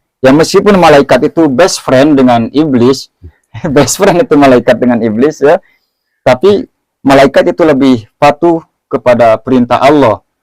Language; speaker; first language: Indonesian; non-native, local second language; Sundanese